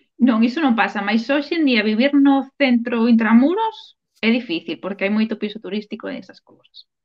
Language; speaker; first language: Galician; non-native, local second language; Spanish